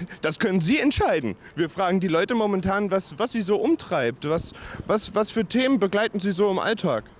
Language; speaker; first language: German; native; German